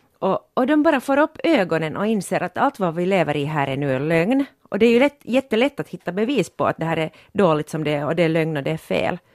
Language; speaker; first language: Swedish; non-native, local second language; Finnish